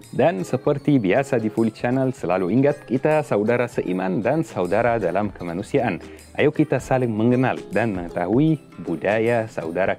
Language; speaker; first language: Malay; non-native, fluent; Arabic